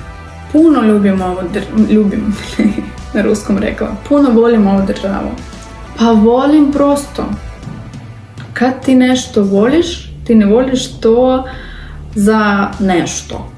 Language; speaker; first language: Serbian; non-native, learner; Russian